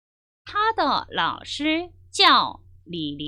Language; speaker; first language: Chinese; non-native, fluent; Korean